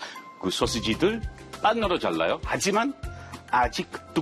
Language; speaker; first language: Korean; non-native, learner; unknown